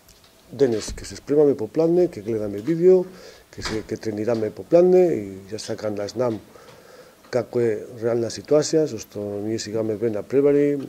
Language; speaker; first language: Macedonian; non-native, fluent; Spanish